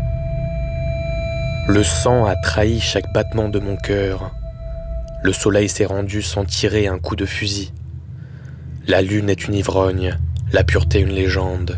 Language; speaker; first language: French; native; French